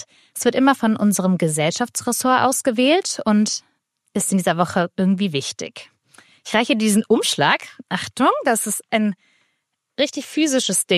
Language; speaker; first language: German; native; German